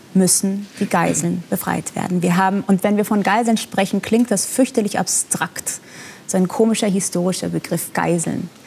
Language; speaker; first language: German; non-native, fluent; Persian